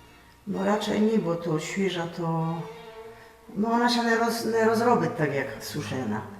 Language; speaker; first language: Polish; non-native, local second language; Rusyn